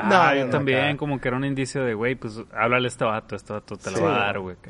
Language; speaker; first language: Spanish; native; Spanish